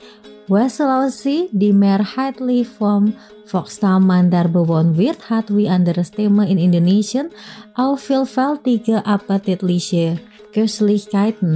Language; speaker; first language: German; non-native, fluent; Indonesian